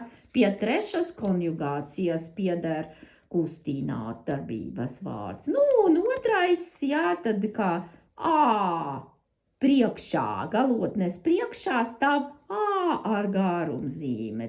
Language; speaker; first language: Latvian; non-native, learner; Russian